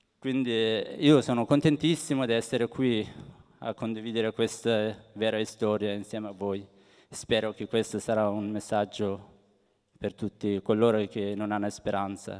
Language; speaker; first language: Italian; non-native, fluent; Persian